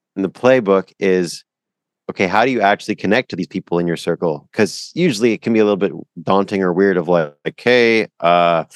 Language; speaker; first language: English; native; English